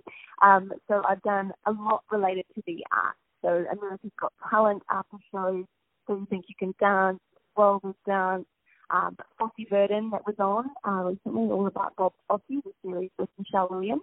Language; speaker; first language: English; native; English